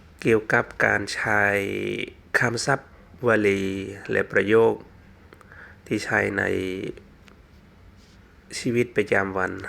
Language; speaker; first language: Thai; non-native, fluent; Khmer